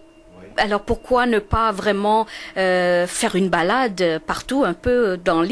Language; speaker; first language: French; non-native, local second language; Morisyen